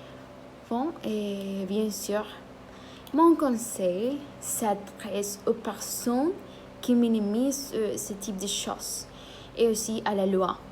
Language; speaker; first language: French; non-native, learner; Spanish